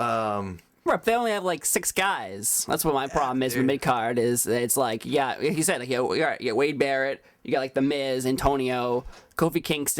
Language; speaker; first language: English; native; English